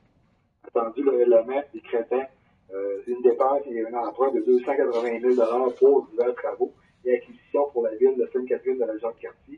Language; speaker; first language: French; native; French